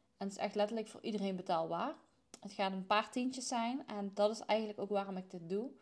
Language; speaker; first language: Dutch; native; Dutch